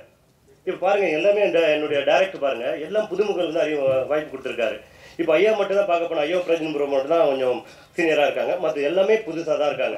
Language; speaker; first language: Tamil; native; Tamil